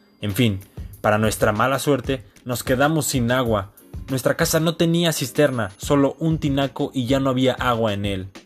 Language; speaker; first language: Spanish; native; Spanish